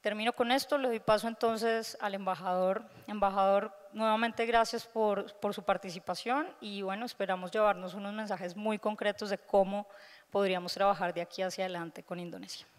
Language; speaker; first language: Spanish; native; Spanish